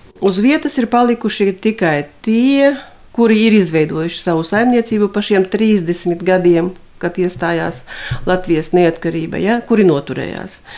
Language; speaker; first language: Latvian; native; Latvian